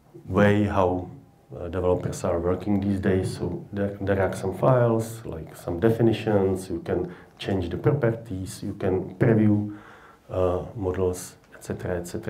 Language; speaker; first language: English; non-native, fluent; Czech